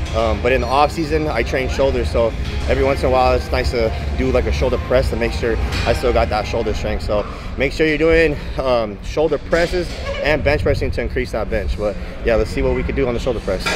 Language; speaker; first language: English; native; English